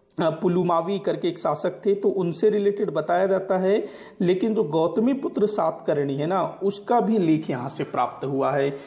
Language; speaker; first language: Hindi; non-native, local second language; Marathi